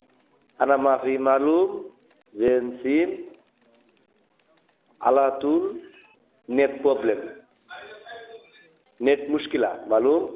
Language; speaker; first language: Arabic; non-native, learner; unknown